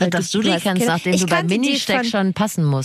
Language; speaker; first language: German; native; German